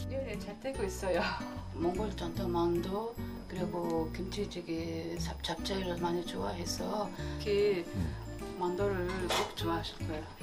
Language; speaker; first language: Korean; non-native, fluent; Mongolian